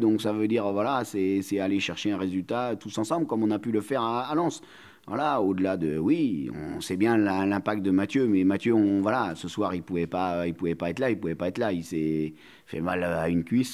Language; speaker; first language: French; native; French